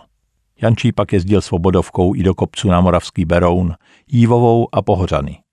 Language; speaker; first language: Czech; native; Czech